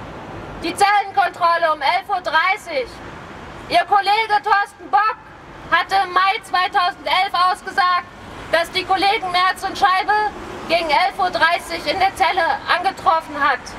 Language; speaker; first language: German; native; German